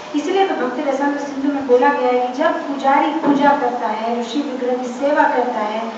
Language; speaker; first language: Hindi; non-native, local second language; Telugu